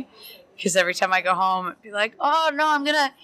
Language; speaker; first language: English; native; English